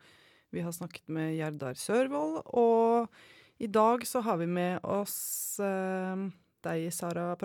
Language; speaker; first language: Norwegian; native; Norwegian